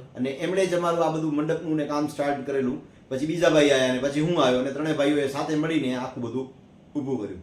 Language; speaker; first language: Gujarati; native; Gujarati